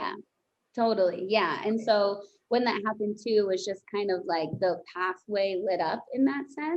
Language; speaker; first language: English; native; English